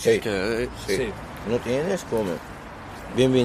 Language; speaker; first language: Spanish; non-native, learner; Arabic